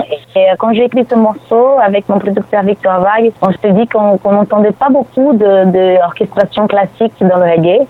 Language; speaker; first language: French; non-native, fluent; Portuguese